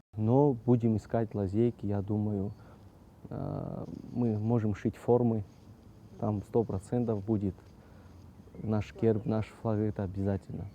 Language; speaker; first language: Russian; non-native, local second language; Abkhazian